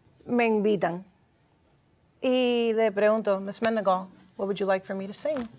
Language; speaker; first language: English; early bilingual, other home language; Spanish